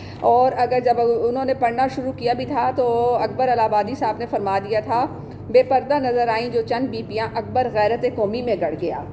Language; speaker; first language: Urdu; native; Urdu